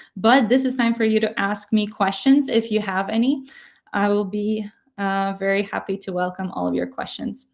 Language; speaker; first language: English; non-native, fluent; Ukrainian